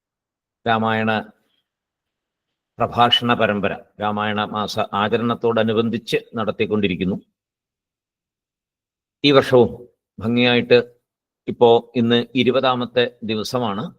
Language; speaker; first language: Malayalam; native; Malayalam